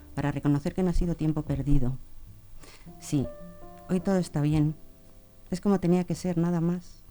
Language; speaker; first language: Spanish; native; Spanish